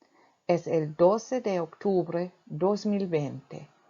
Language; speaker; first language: Spanish; non-native, fluent; English